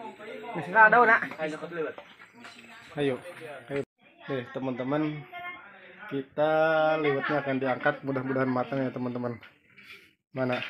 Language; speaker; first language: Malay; non-native, local second language; Sundanese